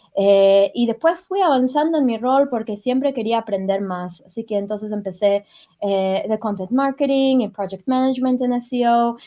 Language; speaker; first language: Spanish; early bilingual, heritage; Spanish